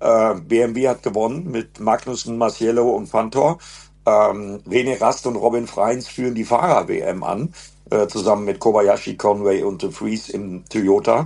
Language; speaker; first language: German; native; German